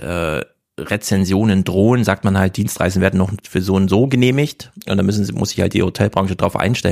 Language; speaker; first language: German; native; German